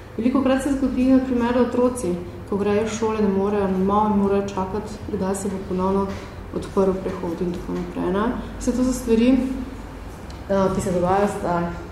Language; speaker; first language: Slovenian; native; Slovenian